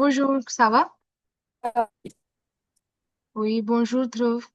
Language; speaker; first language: French; non-native, fluent; Hindi